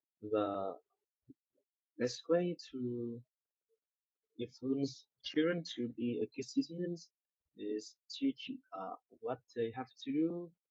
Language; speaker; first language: English; non-native, learner; Vietnamese